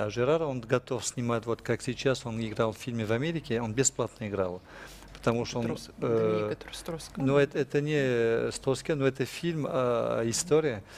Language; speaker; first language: Russian; non-native, fluent; French